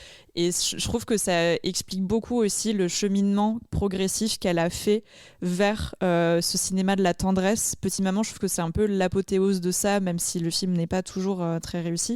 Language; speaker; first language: French; native; French